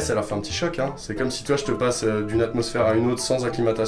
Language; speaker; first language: French; native; French